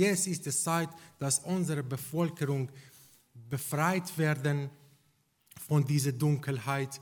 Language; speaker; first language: German; non-native, fluent; Persian